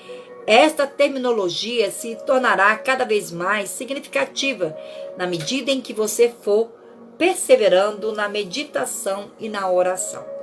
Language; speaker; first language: Portuguese; native; Portuguese